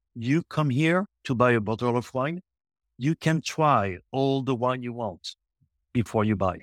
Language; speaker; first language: English; non-native, local second language; French